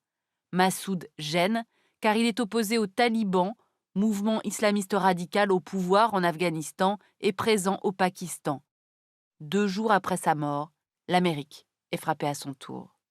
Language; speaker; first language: French; native; French